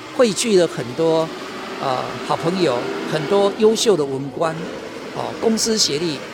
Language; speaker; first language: Min Nan Chinese; native; Min Nan Chinese